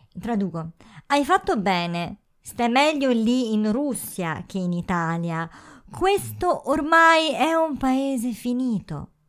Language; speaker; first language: Italian; native; Italian